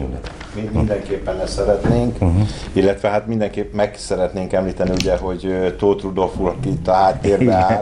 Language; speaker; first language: Hungarian; native; Hungarian